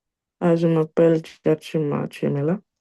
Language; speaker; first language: French; non-native, learner; Igbo